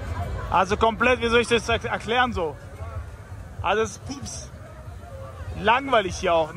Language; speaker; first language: German; native; German